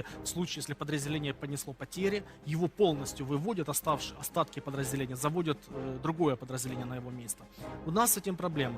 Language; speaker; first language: Russian; native; Russian